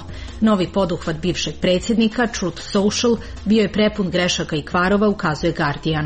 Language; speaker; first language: Serbian; native; Serbian